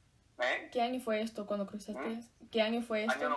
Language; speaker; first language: Spanish; early bilingual, heritage; Spanish